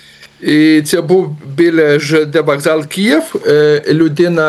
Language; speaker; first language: Ukrainian; non-native, learner; Lithuanian